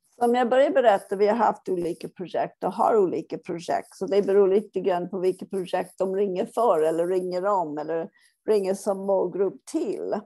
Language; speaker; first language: Swedish; non-native, fluent; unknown